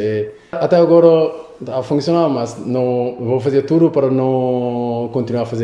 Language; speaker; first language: Portuguese; non-native, local second language; Wolof